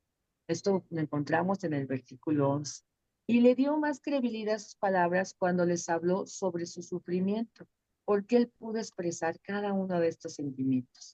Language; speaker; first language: Spanish; native; Spanish